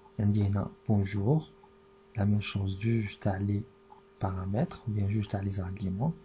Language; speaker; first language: French; non-native, local second language; Arabic